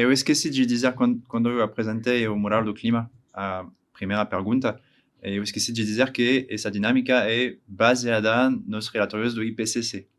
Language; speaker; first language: Portuguese; non-native, learner; French